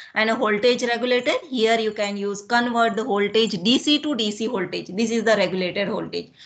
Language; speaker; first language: English; non-native, local second language; Marathi